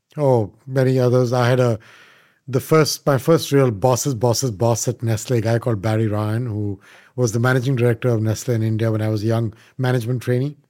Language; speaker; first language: English; non-native, local second language; Punjabi